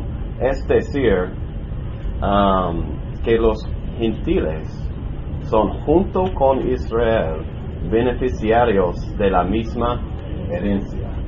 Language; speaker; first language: Spanish; non-native, learner; English